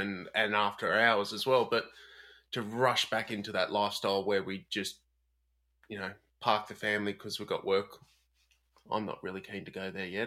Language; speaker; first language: English; native; English